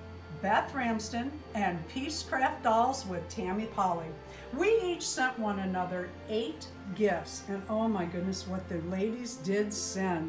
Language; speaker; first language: English; native; English